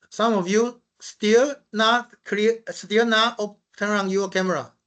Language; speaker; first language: English; non-native, fluent; Chinese